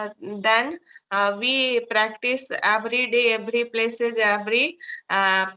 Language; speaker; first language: English; non-native, learner; Hindi